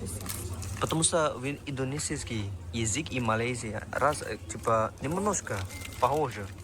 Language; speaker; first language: Russian; non-native, learner; Indonesian